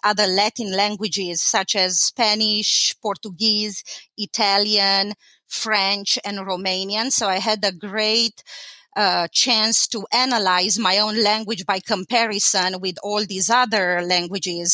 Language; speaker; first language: English; non-native, fluent; Romanian